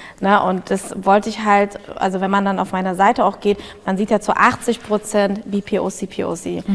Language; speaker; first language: German; early bilingual, other home language; Tigrinya